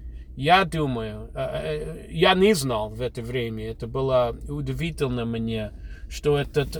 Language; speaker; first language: Russian; non-native, fluent; English